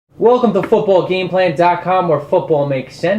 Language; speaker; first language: English; native; English